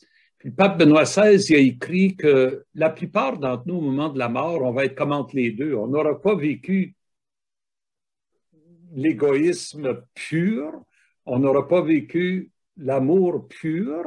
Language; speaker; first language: French; native; French